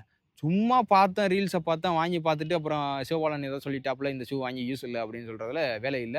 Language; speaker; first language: Tamil; native; Tamil